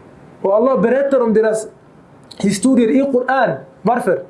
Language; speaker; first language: Swedish; early bilingual, other home language; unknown